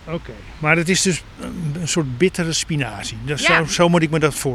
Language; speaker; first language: Dutch; native; Dutch